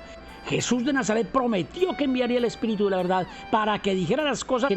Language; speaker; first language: Spanish; native; Spanish